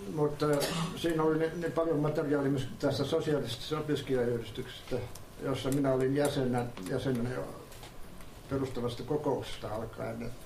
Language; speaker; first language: Finnish; non-native, local second language; Swedish